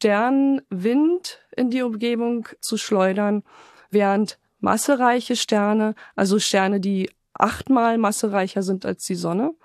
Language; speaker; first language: German; native; German